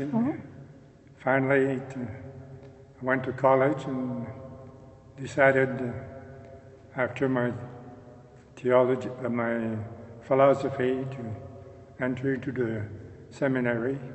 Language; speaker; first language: English; non-native, local second language; French